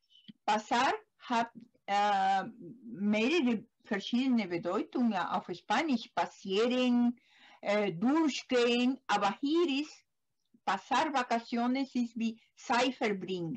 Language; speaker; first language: German; non-native, learner; Spanish